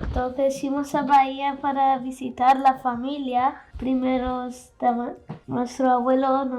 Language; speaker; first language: Spanish; early bilingual, heritage; Spanish